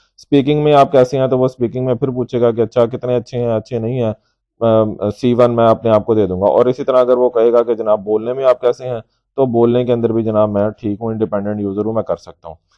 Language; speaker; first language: Urdu; native; Urdu